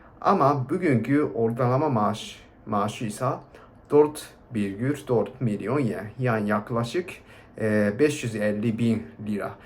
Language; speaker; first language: Turkish; non-native, fluent; Japanese